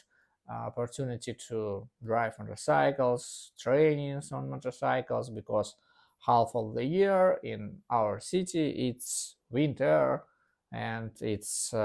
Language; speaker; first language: English; non-native, learner; Russian